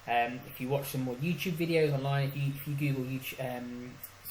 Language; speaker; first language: English; native; English